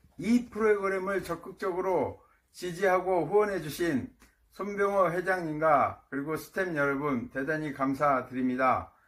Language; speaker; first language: Korean; native; Korean